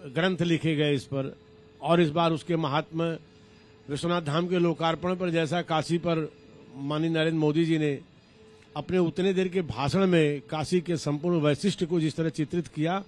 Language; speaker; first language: Hindi; native; Hindi